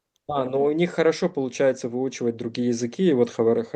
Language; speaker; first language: Russian; native; Russian